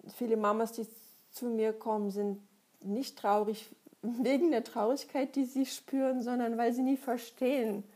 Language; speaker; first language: German; non-native, fluent; Russian